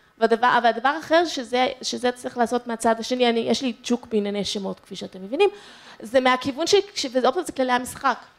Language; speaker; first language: Hebrew; native; Hebrew